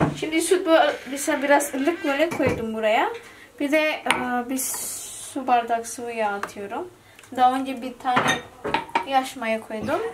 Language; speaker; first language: Turkish; non-native, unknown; Indonesian